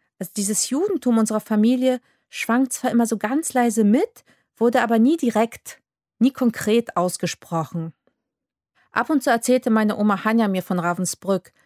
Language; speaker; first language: German; early bilingual, other home language; Polish